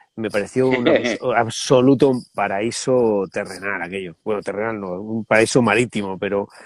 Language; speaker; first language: Spanish; native; Spanish